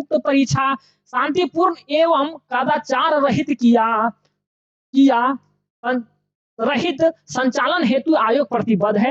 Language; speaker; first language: Hindi; native; Hindi